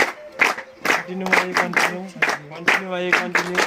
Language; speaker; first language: Hindi; non-native, local second language; Nepali